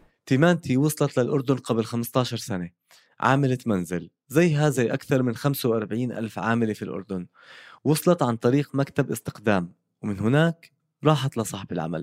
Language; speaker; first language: Arabic; native; Arabic